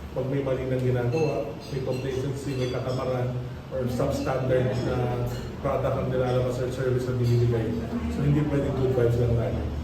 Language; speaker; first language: Filipino; native; Filipino